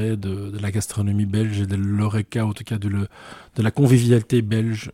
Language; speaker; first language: French; native; French